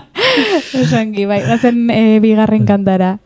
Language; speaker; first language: Basque; native; Basque